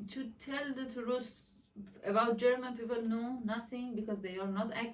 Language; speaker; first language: English; non-native, learner; Persian